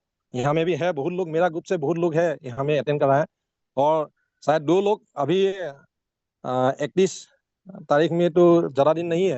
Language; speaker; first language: Hindi; non-native, local second language; Assamese